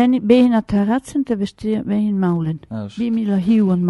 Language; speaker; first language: Basque; native; Basque